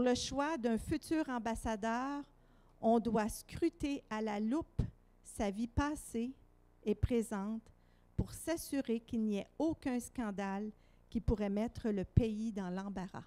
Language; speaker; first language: French; native; French